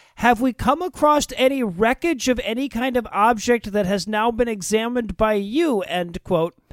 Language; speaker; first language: English; native; English